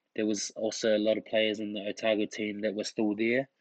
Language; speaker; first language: English; early bilingual, other home language; Tongan